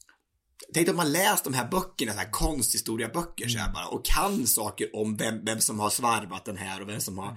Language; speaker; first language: Swedish; native; Swedish